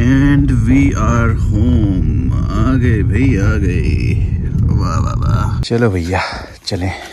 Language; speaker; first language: Hindi; native; Hindi